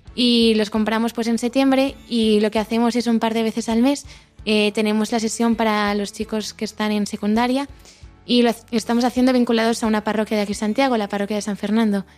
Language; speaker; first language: Spanish; native; Spanish